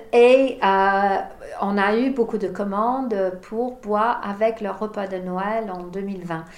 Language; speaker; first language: French; non-native, fluent; English